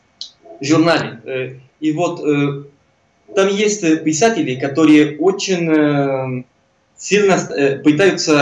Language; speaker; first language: Russian; non-native, fluent; Spanish